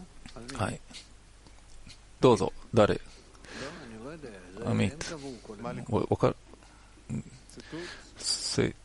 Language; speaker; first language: Japanese; non-native, learner; Hebrew